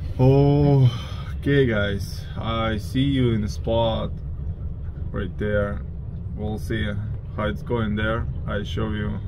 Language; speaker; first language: English; non-native, learner; Ukrainian